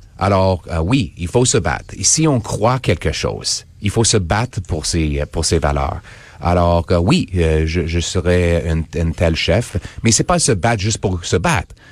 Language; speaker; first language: French; non-native, local second language; English